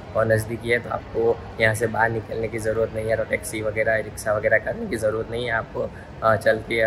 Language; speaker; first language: Hindi; non-native, local second language; Gujarati